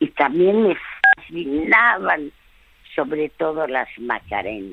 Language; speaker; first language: Spanish; early bilingual, other home language; French